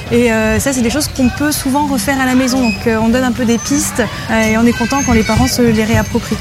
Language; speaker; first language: French; native; French